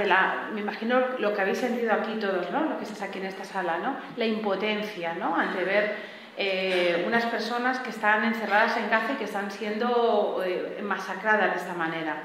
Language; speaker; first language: Spanish; native; Spanish